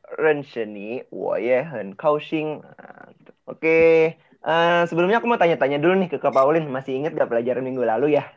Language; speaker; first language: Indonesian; native; Indonesian